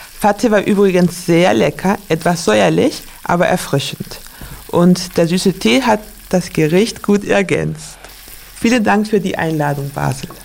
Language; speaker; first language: German; native; German